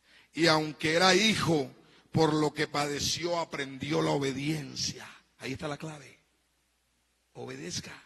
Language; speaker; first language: Spanish; native; Spanish